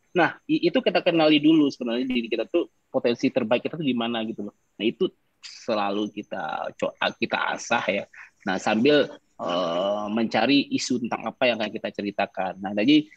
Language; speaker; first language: Indonesian; non-native, local second language; Minangkabau